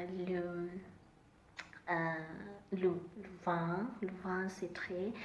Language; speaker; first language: French; non-native, learner; Southern Sotho